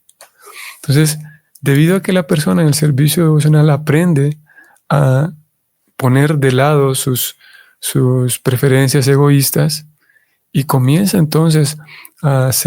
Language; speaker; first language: Spanish; native; Spanish